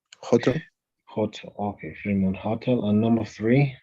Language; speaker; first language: English; non-native, fluent; Spanish